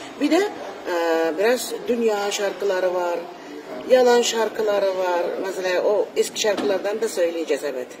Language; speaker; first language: Turkish; non-native, fluent; Uzbek